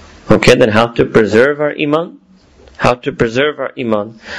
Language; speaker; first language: English; early bilingual, other home language; Urdu